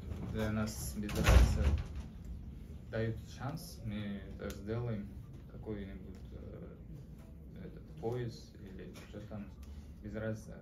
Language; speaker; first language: Russian; non-native, learner; Uzbek